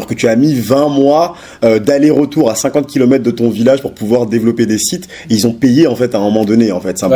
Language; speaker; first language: French; native; French